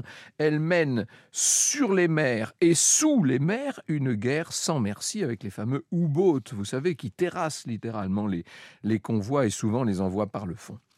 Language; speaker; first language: French; native; French